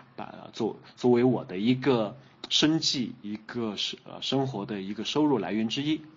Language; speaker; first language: Chinese; native; Chinese